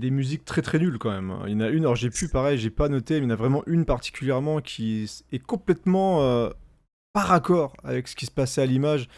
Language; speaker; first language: French; native; French